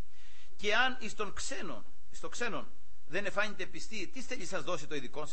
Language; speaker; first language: Greek; native; Greek